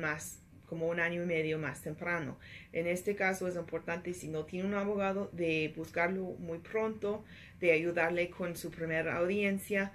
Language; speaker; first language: Spanish; non-native, learner; English